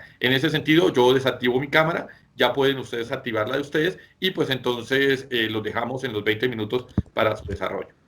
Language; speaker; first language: Spanish; native; Spanish